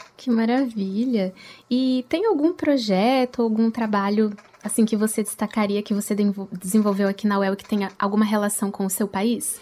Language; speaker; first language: Portuguese; native; Portuguese